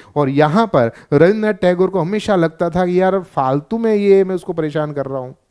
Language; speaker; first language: Hindi; non-native, local second language; Gujarati